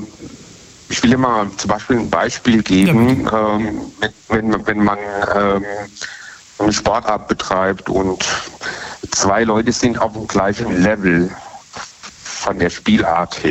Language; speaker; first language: German; native; German